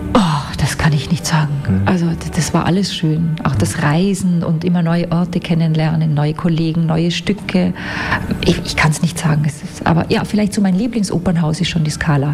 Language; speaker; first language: German; native; German